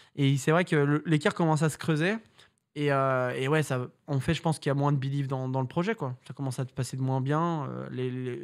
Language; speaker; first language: French; native; French